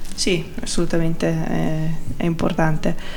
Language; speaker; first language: Italian; native; Italian